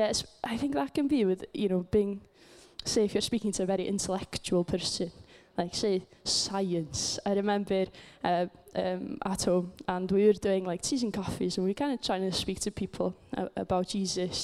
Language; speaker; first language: English; native; English